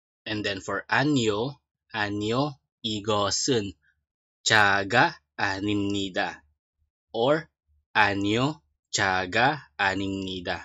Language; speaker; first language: Korean; non-native, learner; Filipino